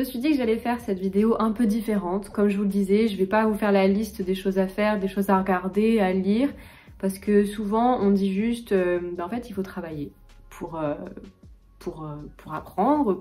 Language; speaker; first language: French; native; French